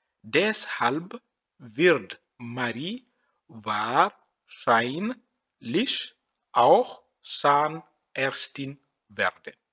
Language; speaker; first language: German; non-native, fluent; French